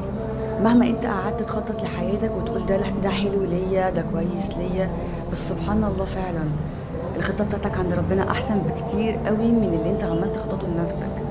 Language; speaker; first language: Arabic; native; Arabic